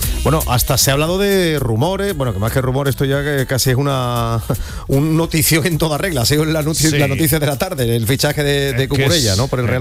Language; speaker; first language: Spanish; native; Spanish